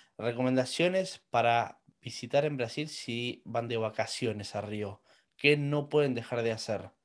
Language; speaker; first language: Spanish; native; Spanish